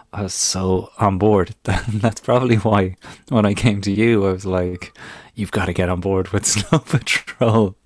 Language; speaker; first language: English; native; English